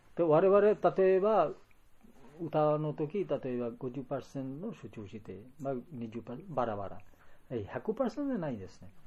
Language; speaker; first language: Japanese; non-native, learner; Bangla